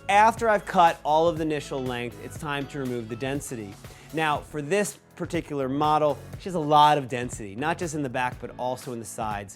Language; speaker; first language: English; native; English